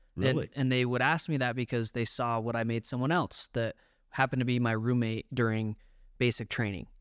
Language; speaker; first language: English; native; English